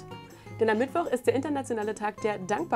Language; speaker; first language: German; native; German